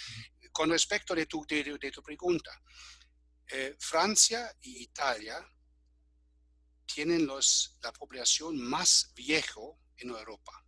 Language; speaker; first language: Spanish; non-native, fluent; German